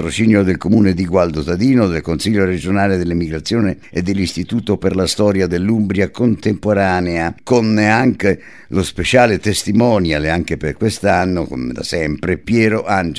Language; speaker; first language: Italian; native; Italian